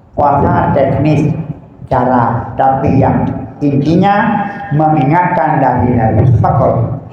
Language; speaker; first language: Malay; non-native, local second language; Achinese